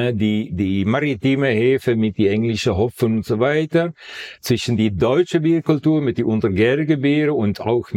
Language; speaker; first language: German; non-native, fluent; Dutch